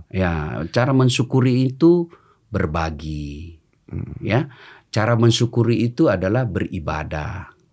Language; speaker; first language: Indonesian; non-native, local second language; Buginese